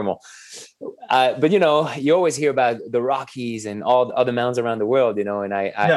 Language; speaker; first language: English; non-native, fluent; French